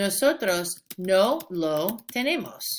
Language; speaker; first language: Spanish; non-native, fluent; English